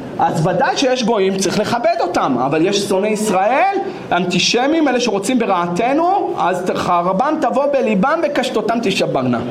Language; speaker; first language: Hebrew; native; Hebrew